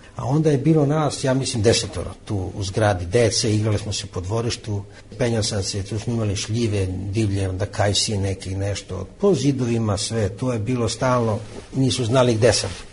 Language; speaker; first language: Serbian; native; Serbian